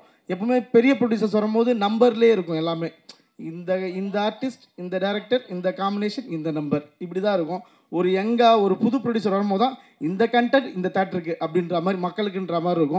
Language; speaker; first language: Tamil; native; Tamil